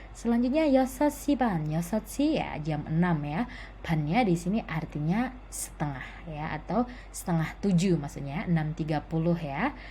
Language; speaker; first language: Indonesian; native; Indonesian